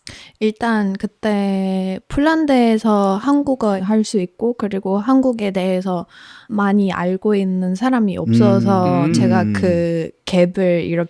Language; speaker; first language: Korean; non-native, fluent; Polish